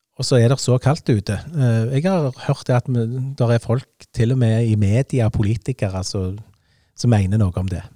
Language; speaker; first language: Norwegian; native; Norwegian